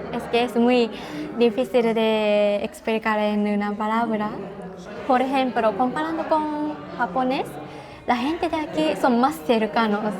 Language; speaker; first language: Spanish; non-native, learner; Japanese